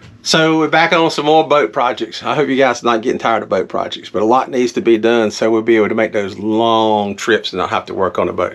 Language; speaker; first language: English; native; English